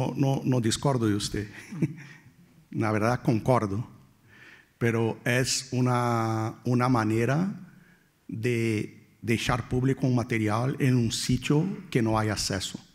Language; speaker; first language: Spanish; non-native, fluent; Portuguese